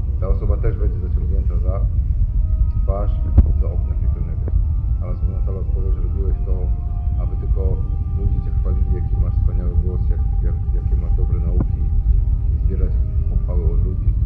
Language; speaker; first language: Polish; non-native, fluent; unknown